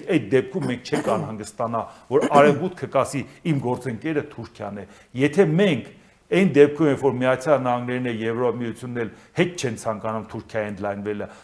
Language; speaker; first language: Armenian; native; Armenian